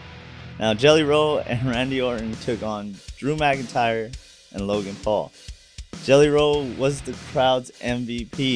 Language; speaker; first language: English; native; English